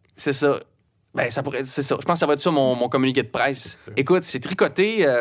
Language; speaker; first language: French; native; French